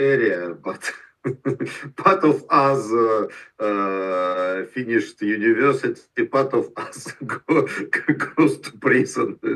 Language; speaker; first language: English; non-native, learner; Russian